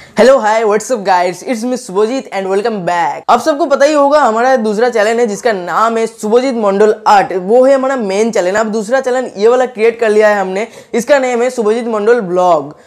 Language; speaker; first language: Hindi; non-native, local second language; Bangla